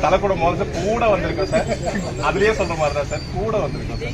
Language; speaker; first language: Tamil; native; Tamil